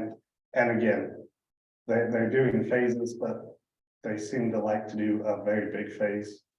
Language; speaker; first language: English; native; English